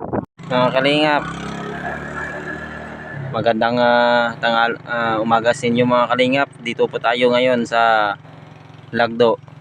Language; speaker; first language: Filipino; non-native, local second language; Kinaray-a